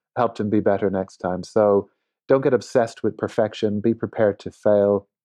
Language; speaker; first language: English; native; English